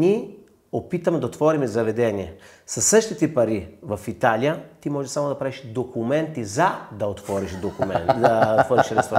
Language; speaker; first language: Bulgarian; non-native, fluent; Italian